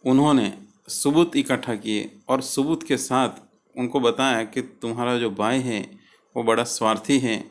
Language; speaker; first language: Hindi; non-native, local second language; Gujarati